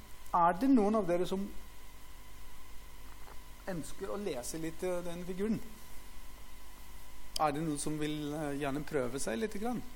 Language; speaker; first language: Norwegian; non-native, fluent; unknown